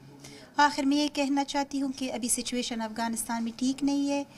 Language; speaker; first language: Hindi; non-native, fluent; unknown